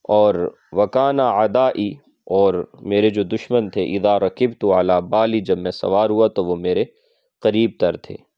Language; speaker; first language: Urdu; non-native, local second language; Punjabi